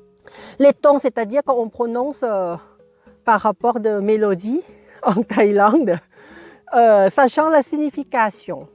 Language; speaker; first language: French; non-native, fluent; Thai